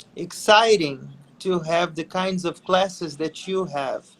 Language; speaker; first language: English; non-native, fluent; Portuguese